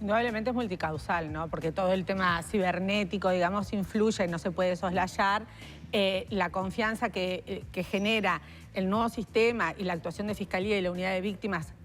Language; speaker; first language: Spanish; native; Spanish